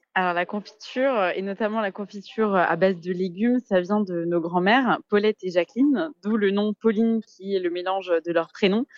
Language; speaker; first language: French; native; French